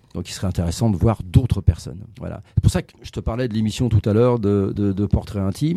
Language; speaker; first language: French; native; French